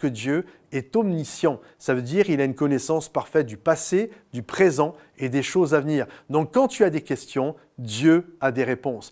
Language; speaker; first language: French; native; French